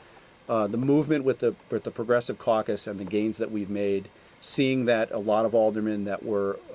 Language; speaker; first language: English; native; English